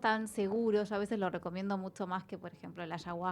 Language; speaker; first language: Spanish; native; Spanish